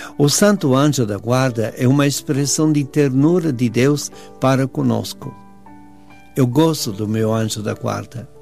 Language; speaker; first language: Portuguese; non-native, fluent; Italian